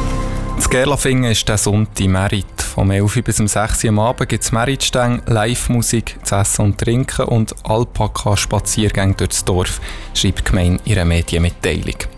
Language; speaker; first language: German; native; German